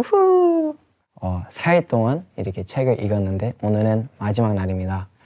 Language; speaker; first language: Korean; early bilingual, heritage; English